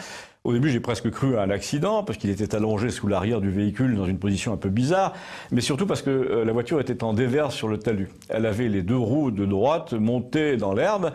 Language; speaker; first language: French; native; French